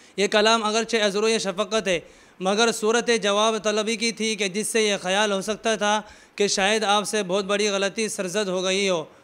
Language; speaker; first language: Urdu; native; Urdu